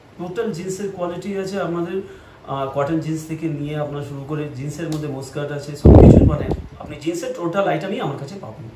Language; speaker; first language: Bangla; non-native, local second language; Hindi